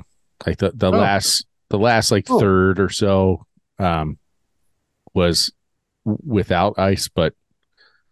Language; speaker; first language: English; native; English